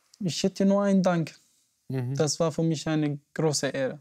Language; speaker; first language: German; non-native, learner; Arabic